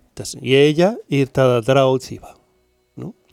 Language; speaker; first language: Latvian; non-native, learner; Spanish